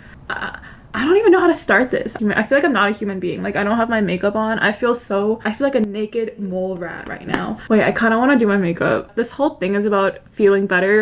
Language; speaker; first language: English; early bilingual, other home language; Korean